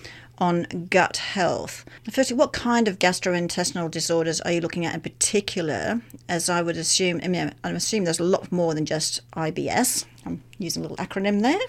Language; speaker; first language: English; native; English